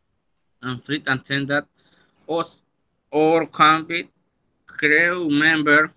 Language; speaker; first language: English; non-native, learner; Spanish